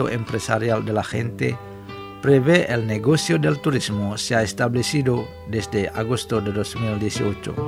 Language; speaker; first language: Spanish; non-native, fluent; Indonesian